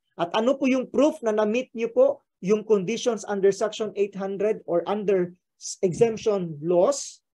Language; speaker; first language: Filipino; native; Filipino